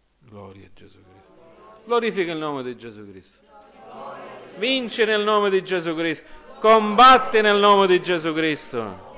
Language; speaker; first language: Italian; early bilingual, heritage; English